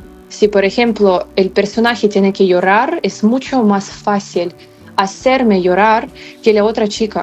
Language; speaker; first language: Spanish; non-native, fluent; Ukrainian